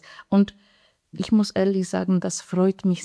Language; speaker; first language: German; non-native, fluent; Polish